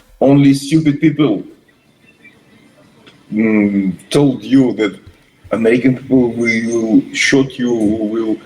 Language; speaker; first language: English; non-native, learner; Russian